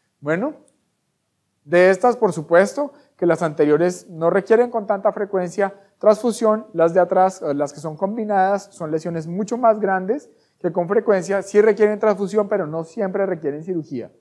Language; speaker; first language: Spanish; native; Spanish